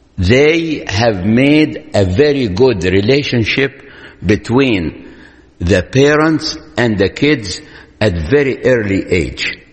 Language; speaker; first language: English; non-native, fluent; Arabic